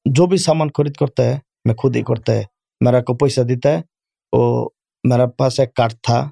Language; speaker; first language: Urdu; non-native, fluent; Bangla